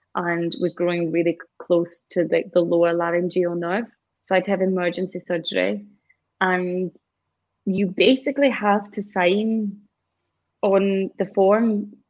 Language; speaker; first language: English; native; English